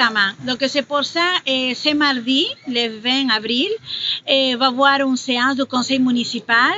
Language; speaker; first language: French; non-native, fluent; Spanish